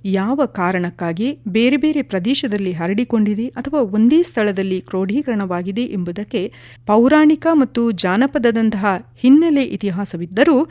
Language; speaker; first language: Kannada; non-native, local second language; Kodava